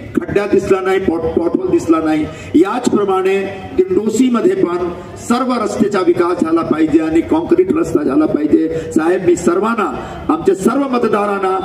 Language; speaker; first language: Marathi; non-native, local second language; Hindi